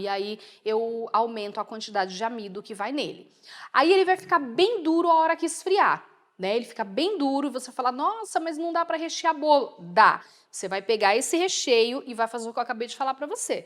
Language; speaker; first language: Portuguese; native; Portuguese